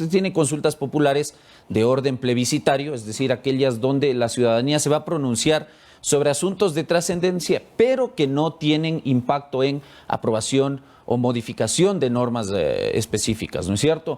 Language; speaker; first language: Spanish; native; Spanish